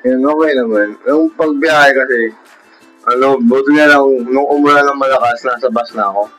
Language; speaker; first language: Filipino; native; Filipino